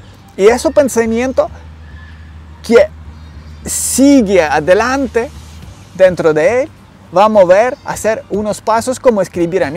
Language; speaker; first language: Spanish; non-native, learner; Ukrainian